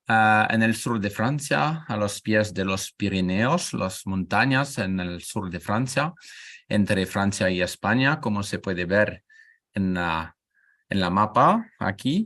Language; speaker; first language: Spanish; non-native, learner; French